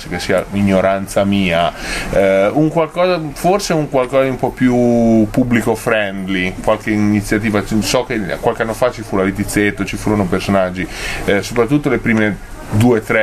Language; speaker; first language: Italian; native; Italian